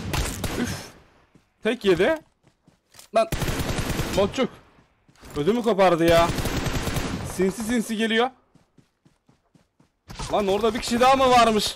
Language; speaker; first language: Turkish; native; Turkish